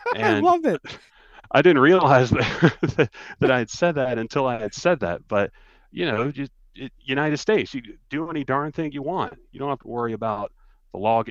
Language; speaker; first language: English; native; English